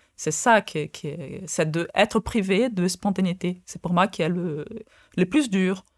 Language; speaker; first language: French; non-native, fluent; Portuguese